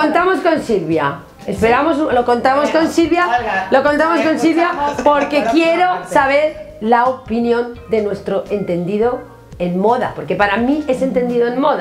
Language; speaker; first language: Spanish; native; Spanish